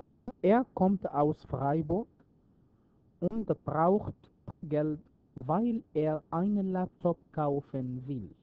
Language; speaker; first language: German; non-native, fluent; Arabic